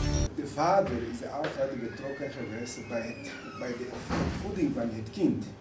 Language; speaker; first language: Dutch; non-native, fluent; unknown